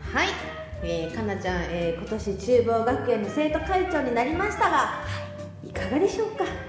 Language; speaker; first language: Japanese; native; Japanese